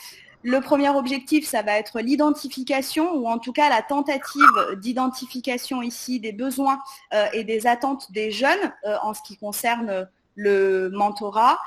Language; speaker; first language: French; native; French